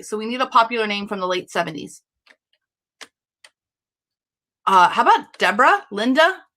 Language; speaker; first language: English; native; English